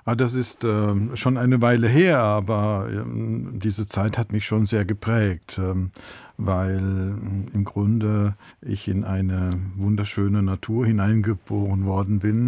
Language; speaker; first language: German; early bilingual, other home language; Italian